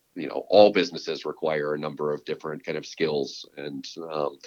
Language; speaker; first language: English; native; English